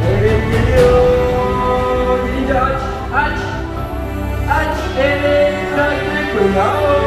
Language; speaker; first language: Turkish; native; Turkish